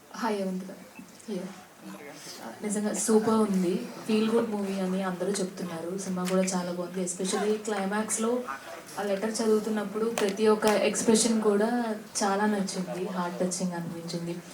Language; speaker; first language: Telugu; non-native, learner; Malayalam